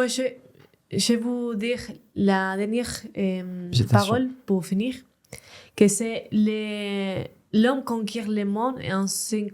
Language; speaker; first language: French; non-native, learner; Spanish